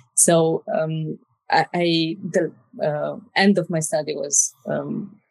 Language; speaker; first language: English; non-native, fluent; Romanian